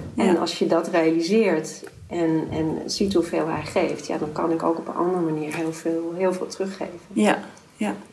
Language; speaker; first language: Dutch; native; Dutch